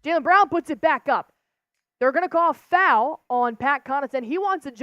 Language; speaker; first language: English; native; English